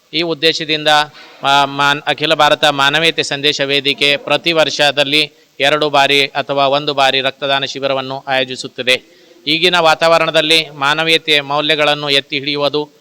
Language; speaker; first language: Kannada; non-native, local second language; Urdu